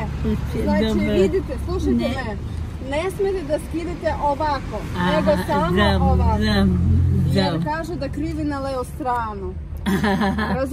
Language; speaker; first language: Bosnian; non-native, learner; Russian